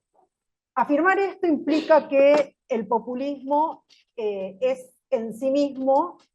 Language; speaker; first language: Spanish; native; Spanish